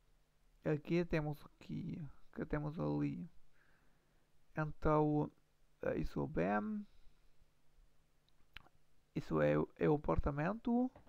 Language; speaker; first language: Portuguese; non-native, learner; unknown